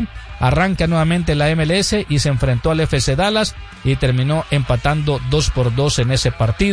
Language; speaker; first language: Spanish; native; Spanish